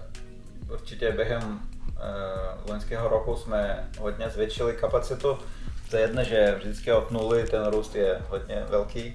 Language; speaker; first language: Czech; non-native, fluent; Russian